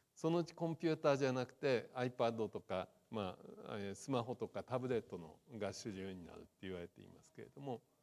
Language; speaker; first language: Japanese; native; Japanese